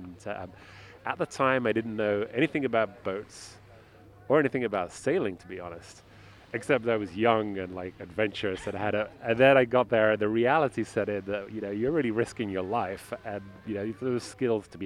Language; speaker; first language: English; native; English